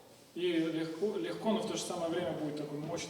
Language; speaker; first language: Russian; native; Russian